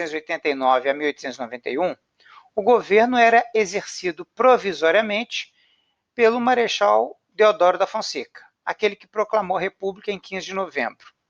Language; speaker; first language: Portuguese; native; Portuguese